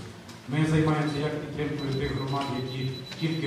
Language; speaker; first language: Ukrainian; native; Ukrainian